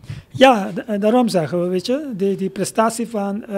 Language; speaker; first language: Dutch; non-native, local second language; Papiamento